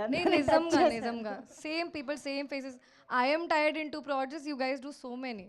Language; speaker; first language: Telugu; non-native, local second language; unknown